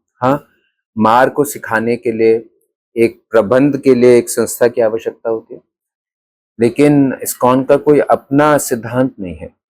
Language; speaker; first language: Hindi; native; Hindi